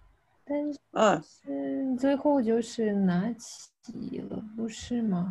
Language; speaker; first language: Chinese; non-native, fluent; Russian